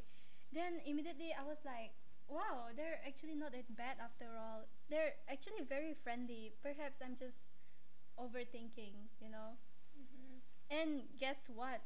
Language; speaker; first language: English; non-native, local second language; Malay